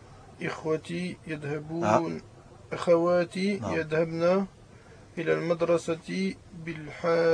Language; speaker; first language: Arabic; non-native, learner; French